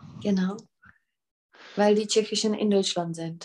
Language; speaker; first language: German; non-native, fluent; Czech